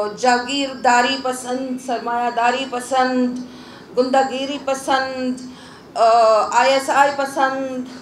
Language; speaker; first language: Urdu; non-native, fluent; Arabic